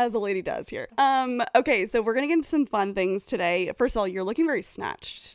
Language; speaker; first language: English; native; English